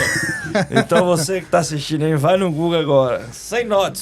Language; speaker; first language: Portuguese; native; Portuguese